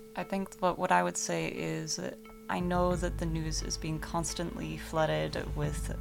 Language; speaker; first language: English; early bilingual, other home language; Ukrainian